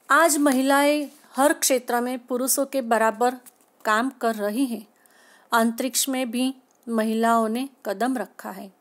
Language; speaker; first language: Hindi; non-native, local second language; Gujarati